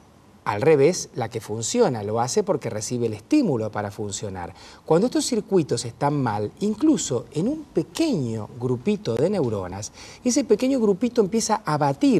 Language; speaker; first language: Spanish; native; Spanish